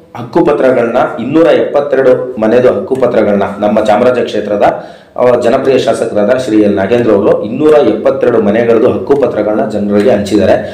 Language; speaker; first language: Kannada; non-native, local second language; Urdu